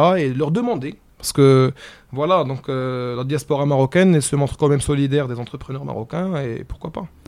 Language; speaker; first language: French; non-native, local second language; Arabic